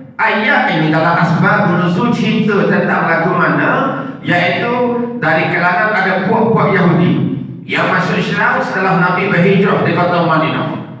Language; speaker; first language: Malay; non-native, local second language; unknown